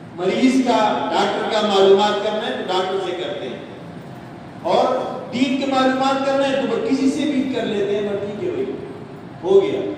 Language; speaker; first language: Urdu; non-native, local second language; Sindhi